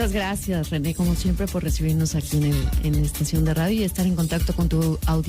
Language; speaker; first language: Spanish; native; Spanish